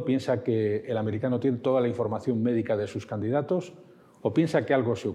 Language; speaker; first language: Spanish; native; Spanish